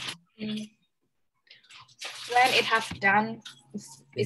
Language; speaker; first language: English; non-native, learner; Vietnamese